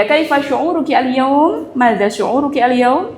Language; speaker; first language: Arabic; non-native, fluent; Indonesian